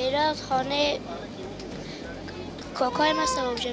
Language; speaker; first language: Persian; native; Persian